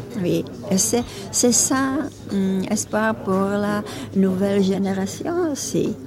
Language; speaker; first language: French; non-native, learner; Czech